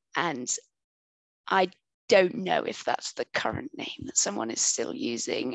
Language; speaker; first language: English; native; English